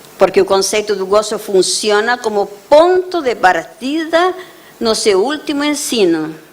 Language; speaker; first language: Portuguese; non-native, fluent; Spanish